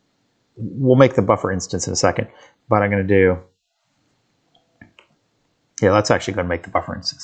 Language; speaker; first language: English; native; English